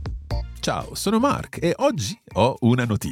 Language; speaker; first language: Italian; non-native, fluent; English